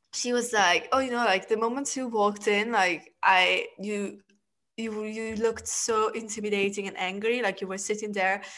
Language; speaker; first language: English; non-native, fluent; Italian